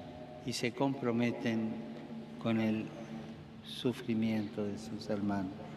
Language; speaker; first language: Spanish; native; Spanish